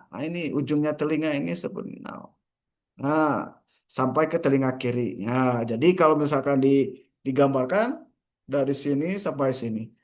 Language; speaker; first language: Indonesian; non-native, local second language; Sundanese